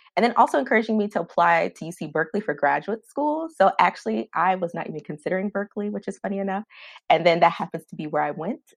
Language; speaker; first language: English; native; English